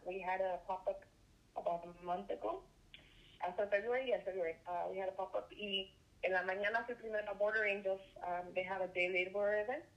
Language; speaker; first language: English; early bilingual, other home language; Spanish